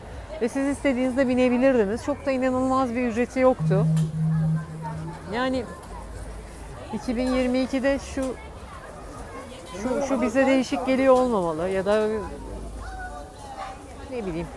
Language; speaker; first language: Turkish; native; Turkish